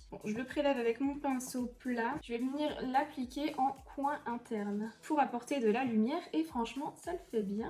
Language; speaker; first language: French; native; French